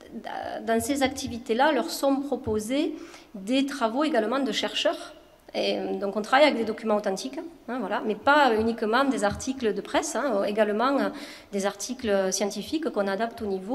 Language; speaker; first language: French; native; French